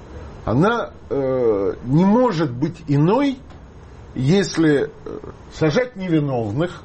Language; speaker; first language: Russian; native; Russian